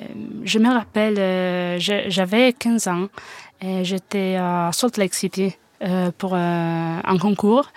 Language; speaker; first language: French; non-native, fluent; Italian